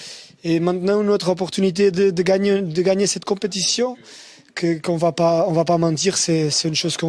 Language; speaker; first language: French; non-native, fluent; Portuguese